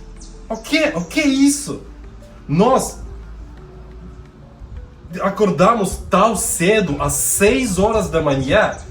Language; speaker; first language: Portuguese; non-native, learner; Russian